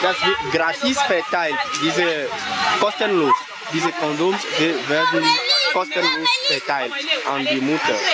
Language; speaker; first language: German; non-native, fluent; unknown